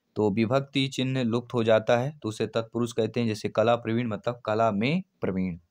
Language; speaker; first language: Hindi; native; Hindi